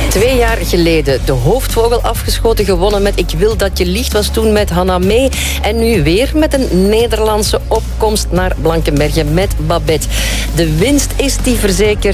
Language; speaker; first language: Dutch; native; Dutch